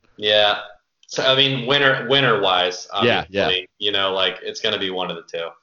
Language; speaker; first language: English; native; English